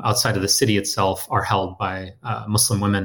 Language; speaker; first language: English; native; English